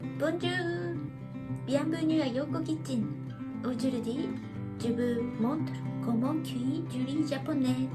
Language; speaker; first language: French; non-native, learner; Japanese